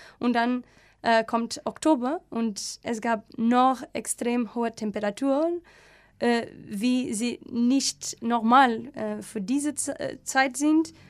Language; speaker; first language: German; non-native, learner; Portuguese